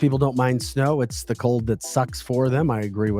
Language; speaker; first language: English; native; English